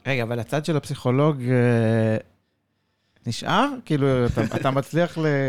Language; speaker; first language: Hebrew; native; Hebrew